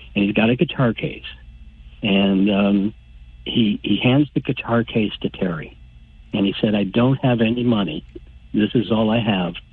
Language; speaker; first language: English; native; English